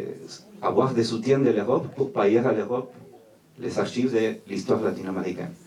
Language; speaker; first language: French; non-native, fluent; Spanish